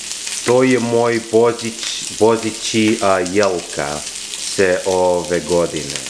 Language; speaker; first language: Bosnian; non-native, learner; English